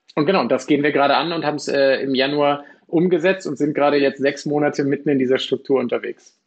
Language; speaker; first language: German; native; German